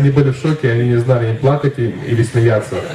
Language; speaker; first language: Russian; native; Russian